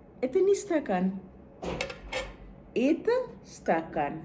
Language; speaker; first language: Russian; non-native, fluent; Bangla